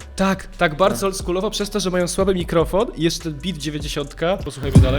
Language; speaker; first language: Polish; native; Polish